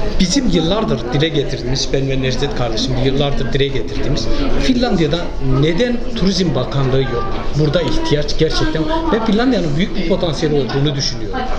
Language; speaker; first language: Turkish; native; Turkish